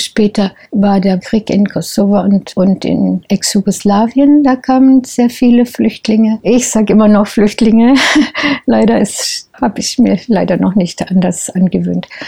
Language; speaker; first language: German; native; German